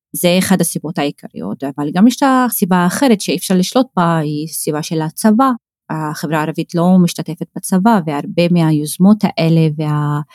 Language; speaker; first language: Hebrew; non-native, local second language; Arabic